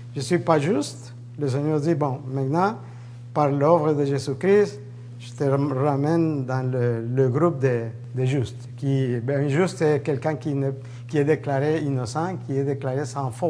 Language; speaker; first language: French; native; French